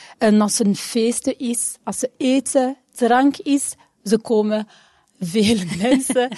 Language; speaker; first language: Dutch; non-native, local second language; French